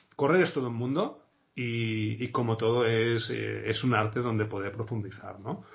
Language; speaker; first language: Spanish; non-native, local second language; Catalan